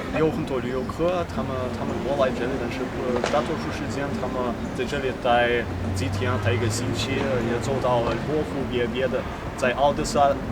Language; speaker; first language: Chinese; non-native, learner; Ukrainian